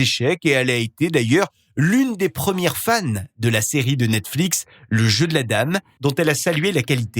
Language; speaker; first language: French; native; French